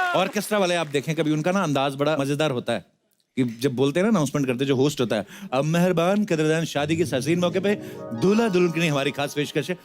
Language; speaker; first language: Hindi; non-native, local second language; Punjabi